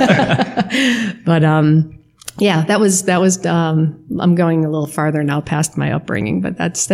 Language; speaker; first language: English; native; English